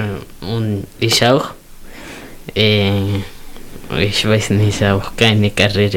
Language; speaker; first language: German; early bilingual, other home language; Spanish